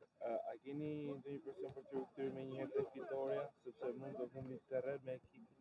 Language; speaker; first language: Albanian; native; Albanian